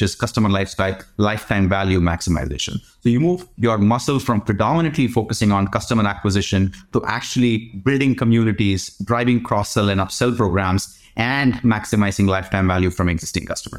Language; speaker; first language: English; non-native, local second language; Tamil